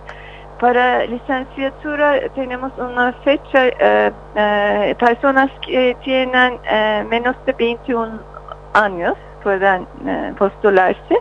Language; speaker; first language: Spanish; non-native, fluent; Turkish